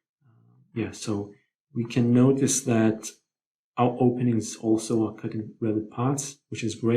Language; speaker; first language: English; non-native, fluent; Lithuanian